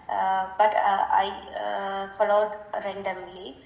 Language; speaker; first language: English; non-native, learner; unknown